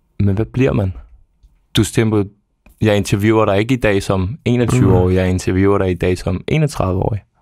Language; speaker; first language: Danish; early bilingual, other home language; Serbian